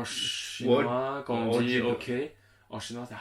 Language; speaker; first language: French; non-native, local second language; Chinese